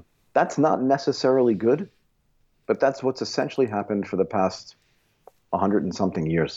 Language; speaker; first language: English; native; English